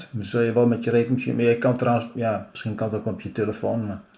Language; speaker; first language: Dutch; native; Dutch